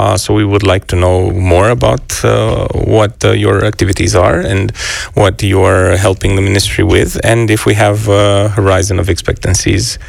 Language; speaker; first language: English; non-native, fluent; Romanian